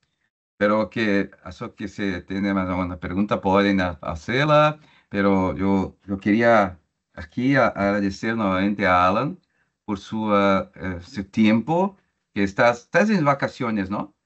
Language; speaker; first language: Spanish; non-native, learner; Portuguese